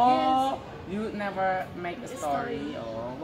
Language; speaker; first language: English; non-native, learner; Indonesian